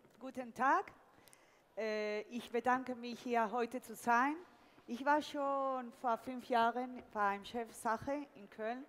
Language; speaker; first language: German; non-native, fluent; Spanish